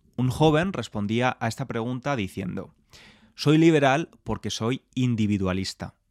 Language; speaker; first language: Spanish; native; Spanish